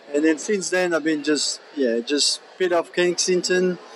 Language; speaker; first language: English; non-native, fluent; French